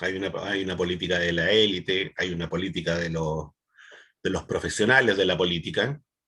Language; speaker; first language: Spanish; native; Spanish